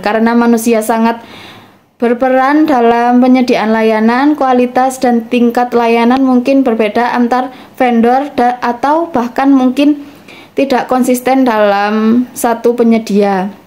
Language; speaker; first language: Indonesian; native; Indonesian